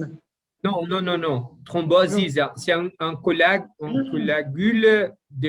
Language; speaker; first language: French; non-native, learner; Portuguese